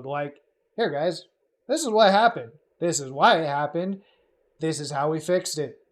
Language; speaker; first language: English; native; English